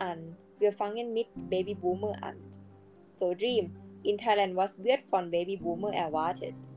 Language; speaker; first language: German; non-native, learner; Thai